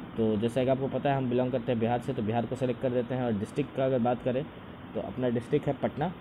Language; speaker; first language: Hindi; native; Hindi